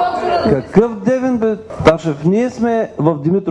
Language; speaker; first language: Bulgarian; native; Bulgarian